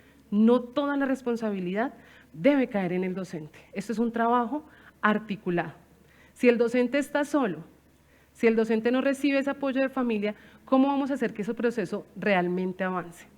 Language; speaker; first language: Spanish; native; Spanish